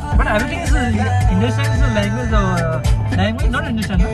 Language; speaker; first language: English; non-native, learner; Hindi